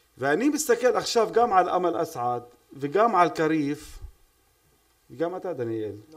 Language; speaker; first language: Hebrew; non-native, local second language; Arabic